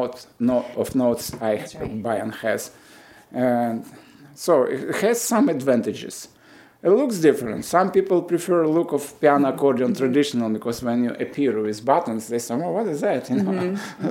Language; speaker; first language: English; non-native, fluent; Romanian